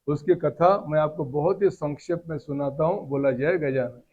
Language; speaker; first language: Hindi; non-native, local second language; Marathi